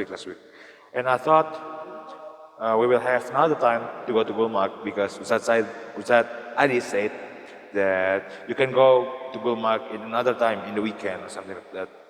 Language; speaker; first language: English; non-native, learner; Indonesian